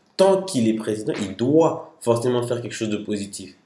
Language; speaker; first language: French; non-native, local second language; Bambara